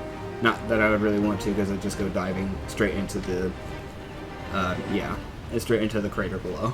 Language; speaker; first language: English; native; English